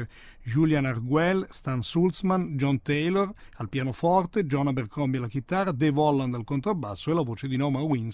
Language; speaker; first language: Italian; native; Italian